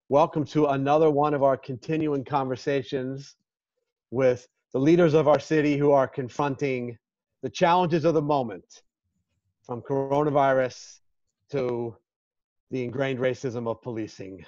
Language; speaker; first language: English; native; English